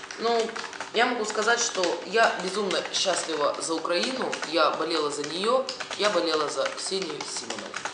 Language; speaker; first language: Russian; native; Russian